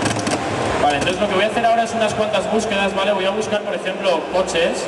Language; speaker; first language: Spanish; native; Spanish